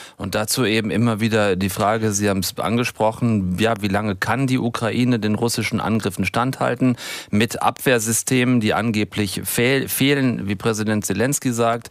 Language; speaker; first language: German; native; German